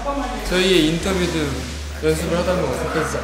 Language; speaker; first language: Korean; native; Korean